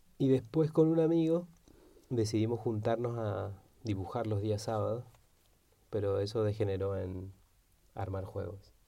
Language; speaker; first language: Spanish; native; Spanish